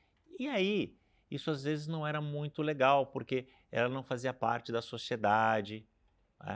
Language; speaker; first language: Portuguese; native; Portuguese